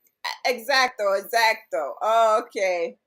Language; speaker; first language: Spanish; non-native, learner; English